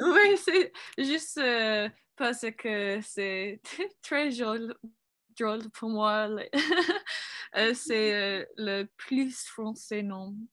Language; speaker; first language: French; non-native, learner; English